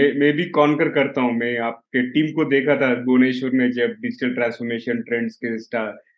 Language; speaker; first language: Hindi; non-native, local second language; Telugu